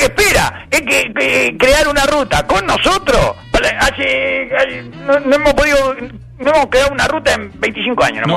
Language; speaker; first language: Spanish; native; Spanish